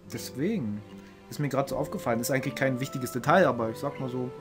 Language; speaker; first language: German; native; German